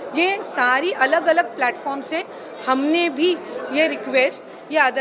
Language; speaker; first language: Hindi; non-native, local second language; Marathi